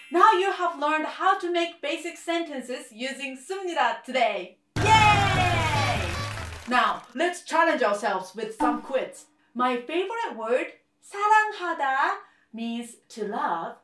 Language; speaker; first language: English; non-native, fluent; Korean